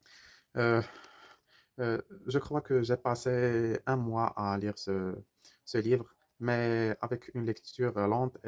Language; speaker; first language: French; non-native, fluent; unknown